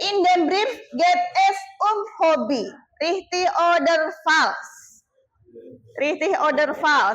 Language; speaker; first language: German; non-native, fluent; Indonesian